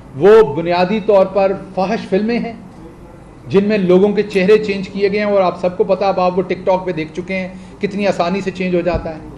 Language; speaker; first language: Urdu; non-native, local second language; Punjabi